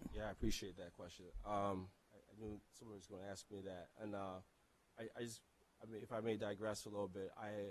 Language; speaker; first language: English; non-native, local second language; Akan